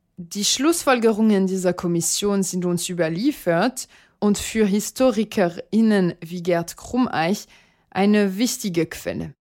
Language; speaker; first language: German; non-native, fluent; French